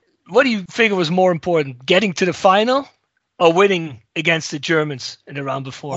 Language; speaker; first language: English; non-native, fluent; Dutch